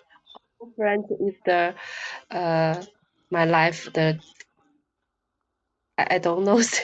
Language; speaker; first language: English; non-native, learner; Chinese